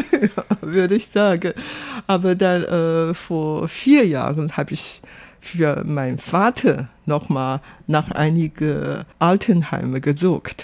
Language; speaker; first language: German; non-native, fluent; Chinese